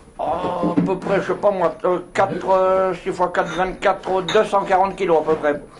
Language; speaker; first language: French; native; French